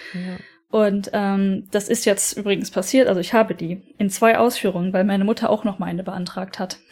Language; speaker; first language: German; native; German